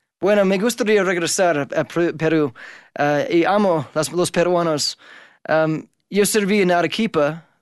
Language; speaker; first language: Spanish; non-native, fluent; English